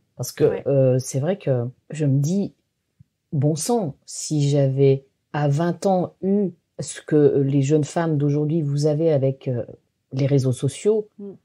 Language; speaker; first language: French; native; French